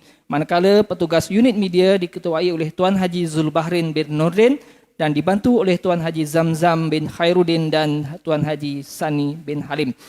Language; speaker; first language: Malay; native; Malay